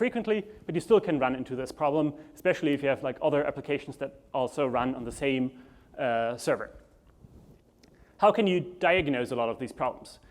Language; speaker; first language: English; non-native, fluent; German